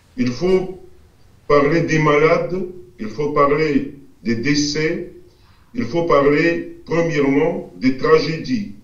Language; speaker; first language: French; non-native, fluent; Russian